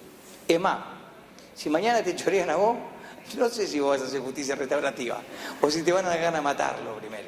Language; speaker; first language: Spanish; native; Spanish